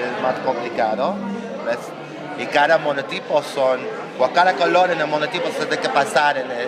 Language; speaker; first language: Spanish; non-native, learner; English